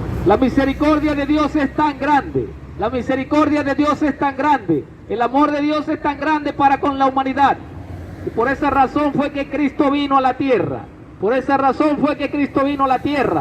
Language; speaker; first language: Spanish; native; Spanish